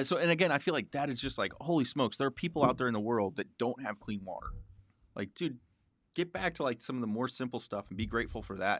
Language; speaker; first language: English; native; English